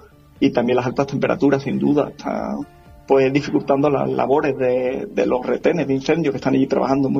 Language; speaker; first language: Spanish; native; Spanish